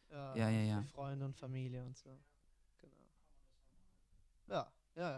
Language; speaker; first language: German; non-native, fluent; Italian